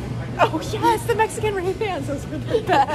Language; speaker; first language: English; native; English